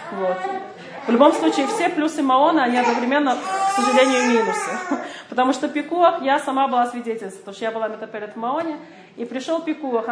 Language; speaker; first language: Russian; early bilingual, heritage; Russian